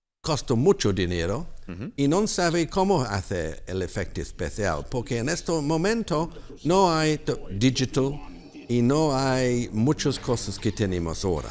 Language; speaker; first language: Spanish; non-native, learner; English